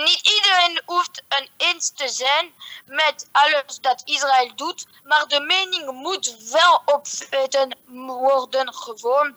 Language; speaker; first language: Dutch; early bilingual, heritage; Dutch